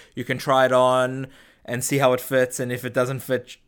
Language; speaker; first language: English; native; English